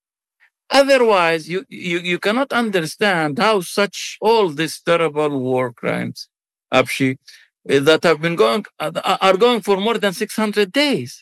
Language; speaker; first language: English; non-native, fluent; Arabic